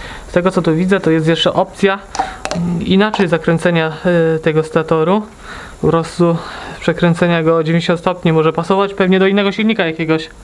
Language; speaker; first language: Polish; native; Polish